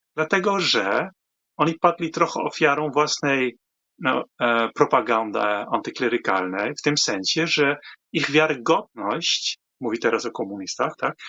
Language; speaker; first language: Polish; non-native, fluent; Dutch